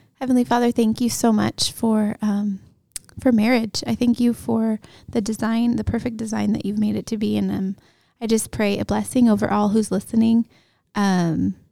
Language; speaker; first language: English; native; English